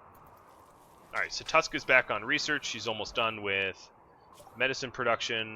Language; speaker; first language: English; native; English